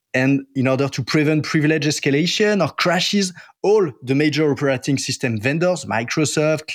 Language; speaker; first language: English; non-native, fluent; French